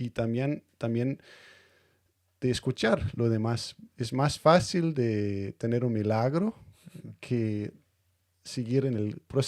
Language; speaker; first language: Spanish; non-native, fluent; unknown